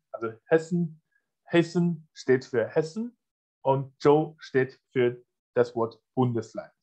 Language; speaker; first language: German; non-native, fluent; Chinese